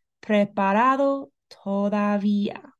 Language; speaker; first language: Spanish; non-native, fluent; English